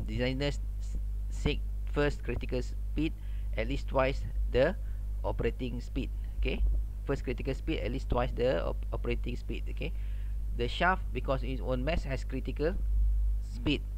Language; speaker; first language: English; non-native, local second language; Malay